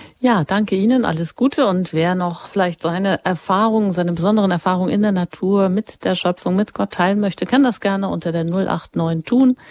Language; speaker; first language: German; native; German